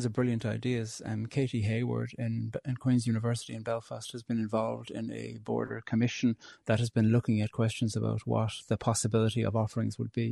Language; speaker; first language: English; native; English